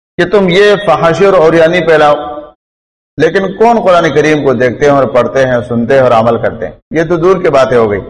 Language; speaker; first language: Urdu; non-native, local second language; Pashto